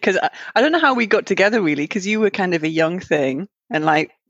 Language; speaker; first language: English; native; English